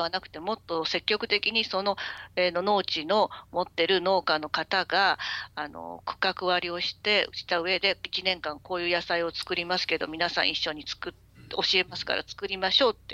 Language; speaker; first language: Japanese; native; Japanese